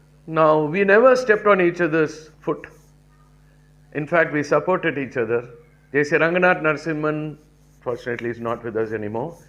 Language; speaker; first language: English; non-native, local second language; Tamil